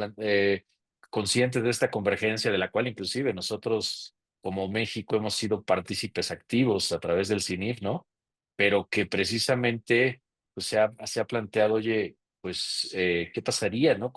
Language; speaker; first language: Spanish; native; Spanish